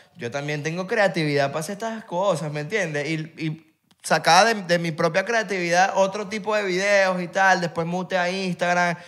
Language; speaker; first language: Spanish; native; Spanish